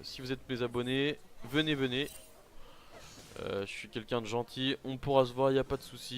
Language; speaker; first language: French; native; French